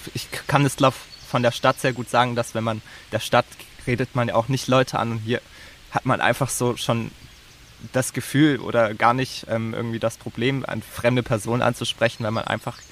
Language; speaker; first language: German; native; German